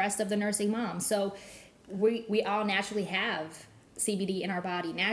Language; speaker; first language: English; native; English